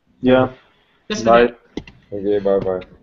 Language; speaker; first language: English; non-native, learner; Russian